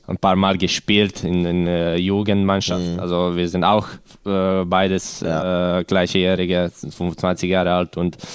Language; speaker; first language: German; non-native, learner; Croatian